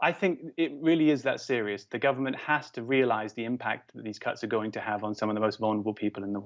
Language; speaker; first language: English; native; English